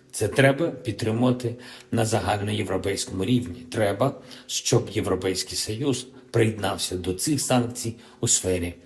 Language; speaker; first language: Ukrainian; non-native, local second language; Russian